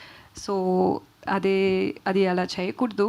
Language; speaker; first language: Telugu; non-native, learner; Tamil